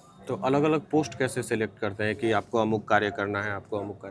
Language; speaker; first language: Hindi; native; Hindi